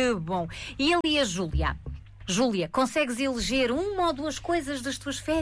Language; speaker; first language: Portuguese; native; Portuguese